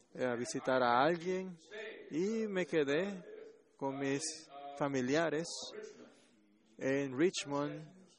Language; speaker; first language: Spanish; non-native, fluent; Chinese